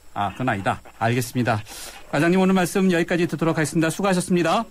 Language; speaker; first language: Korean; native; Korean